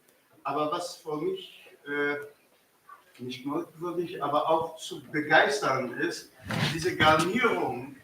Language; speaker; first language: German; non-native, fluent; Arabic